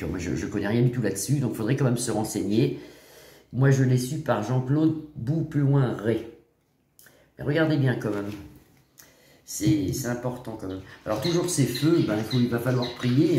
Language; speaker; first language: French; native; French